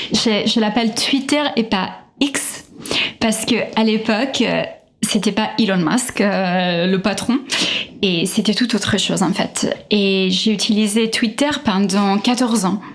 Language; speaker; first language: French; non-native, fluent; Italian